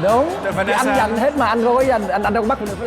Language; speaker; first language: Vietnamese; native; Vietnamese